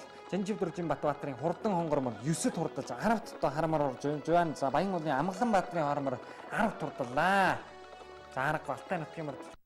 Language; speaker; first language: Mongolian; native; Mongolian